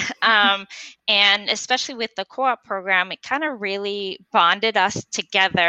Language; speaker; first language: English; non-native, fluent; French